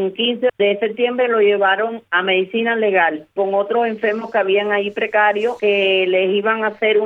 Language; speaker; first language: Spanish; native; Spanish